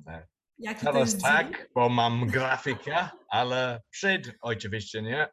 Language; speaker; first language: Polish; non-native, learner; English